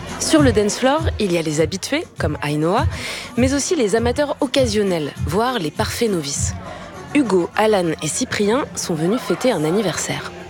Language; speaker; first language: French; native; French